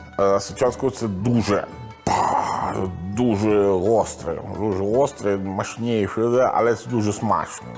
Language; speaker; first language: Ukrainian; non-native, learner; Italian